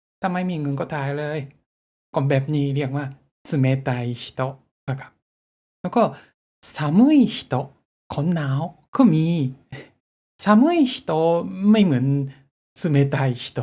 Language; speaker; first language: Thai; non-native, learner; Japanese